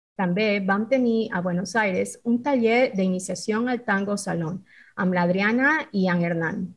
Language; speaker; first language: Catalan; non-native, fluent; Spanish